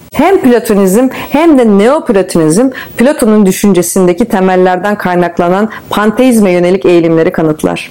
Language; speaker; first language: Turkish; native; Turkish